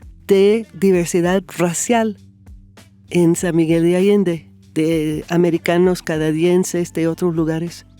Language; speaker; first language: Spanish; non-native, fluent; English